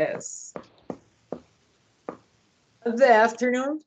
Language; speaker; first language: English; non-native, learner; Portuguese